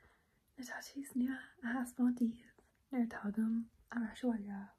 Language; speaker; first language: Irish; non-native, local second language; English